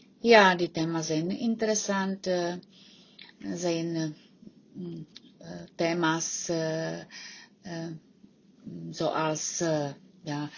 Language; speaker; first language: Dutch; non-native, learner; Czech